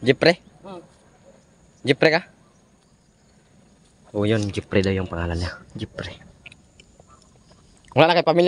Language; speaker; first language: Filipino; non-native, local second language; Cebuano